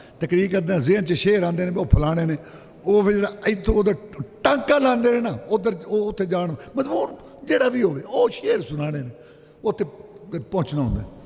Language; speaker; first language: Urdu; non-native, local second language; Punjabi